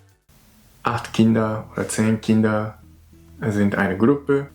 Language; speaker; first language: German; non-native, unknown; Japanese